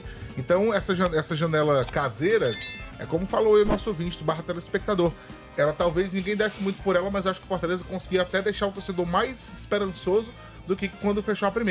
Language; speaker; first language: Portuguese; native; Portuguese